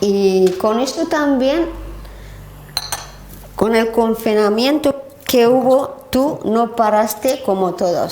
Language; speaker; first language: Spanish; non-native, learner; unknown